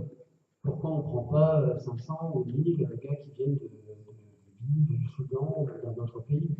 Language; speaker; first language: French; native; French